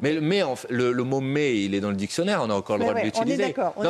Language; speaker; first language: French; native; French